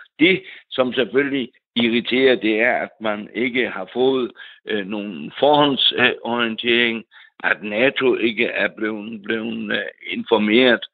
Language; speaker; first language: Danish; non-native, local second language; German